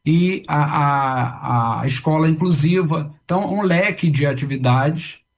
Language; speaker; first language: Portuguese; native; Portuguese